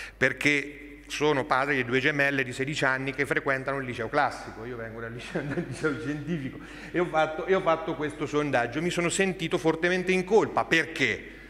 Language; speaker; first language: Italian; native; Italian